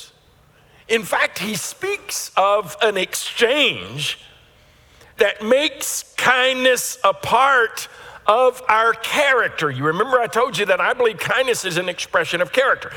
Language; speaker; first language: English; native; English